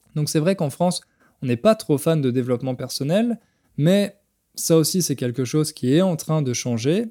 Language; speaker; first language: French; native; French